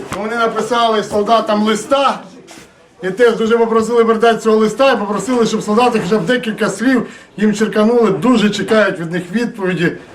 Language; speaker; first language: Ukrainian; native; Ukrainian